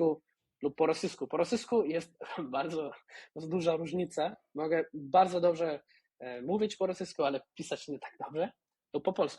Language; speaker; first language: Polish; non-native, fluent; Spanish